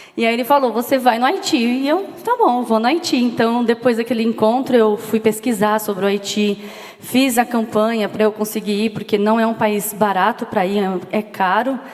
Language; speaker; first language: Portuguese; native; Portuguese